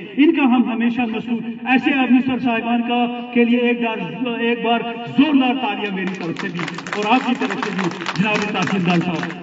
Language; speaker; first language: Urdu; non-native, local second language; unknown